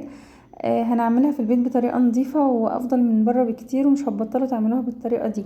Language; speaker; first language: Arabic; native; Arabic